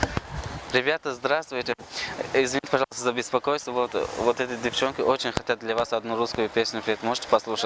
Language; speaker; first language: Russian; non-native, local second language; Tajik